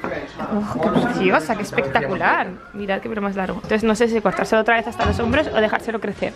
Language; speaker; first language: Spanish; native; Spanish